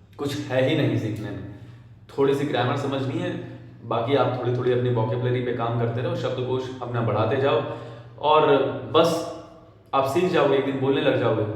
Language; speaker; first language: Hindi; native; Hindi